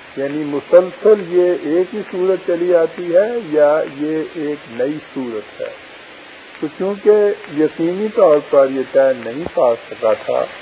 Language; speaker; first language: Urdu; native; Urdu